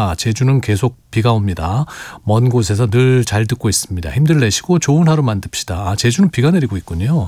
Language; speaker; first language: Korean; native; Korean